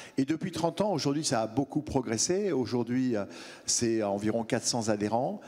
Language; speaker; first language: French; native; French